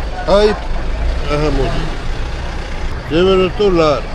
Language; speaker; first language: Russian; non-native, learner; Georgian